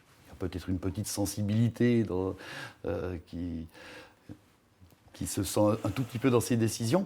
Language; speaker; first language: French; native; French